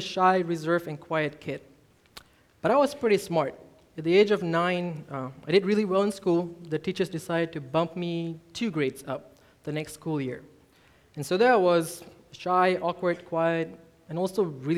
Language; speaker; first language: English; non-native, local second language; Tamil